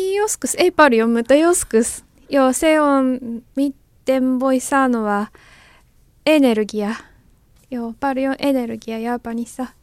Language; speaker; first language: Finnish; non-native, learner; Japanese